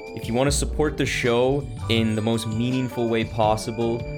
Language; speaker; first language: English; native; English